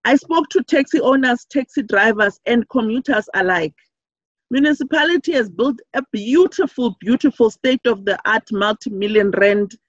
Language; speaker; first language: English; non-native, local second language; Southern Sotho